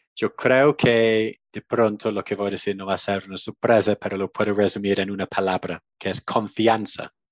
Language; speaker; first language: Spanish; non-native, fluent; English